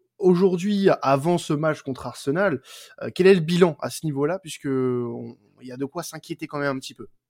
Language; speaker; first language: French; native; French